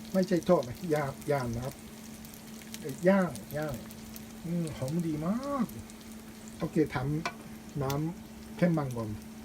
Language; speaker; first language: Thai; non-native, learner; Japanese